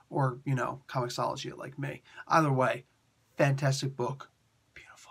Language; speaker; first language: English; native; English